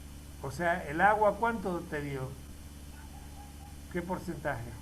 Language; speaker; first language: Spanish; native; Spanish